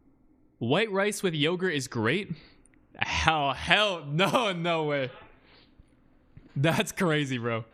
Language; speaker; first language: English; native; English